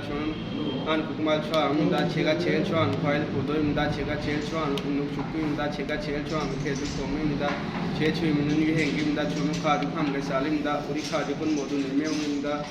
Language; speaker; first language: Korean; non-native, learner; Urdu